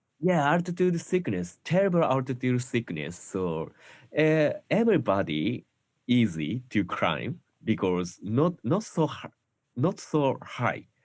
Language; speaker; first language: English; non-native, learner; Japanese